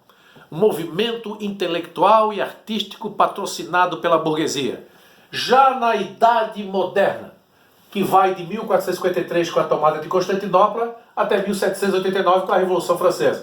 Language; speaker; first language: Portuguese; native; Portuguese